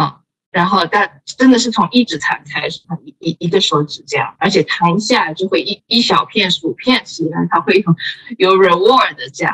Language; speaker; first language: Chinese; native; Chinese